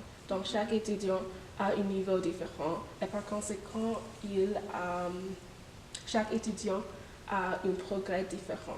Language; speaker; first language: French; non-native, fluent; English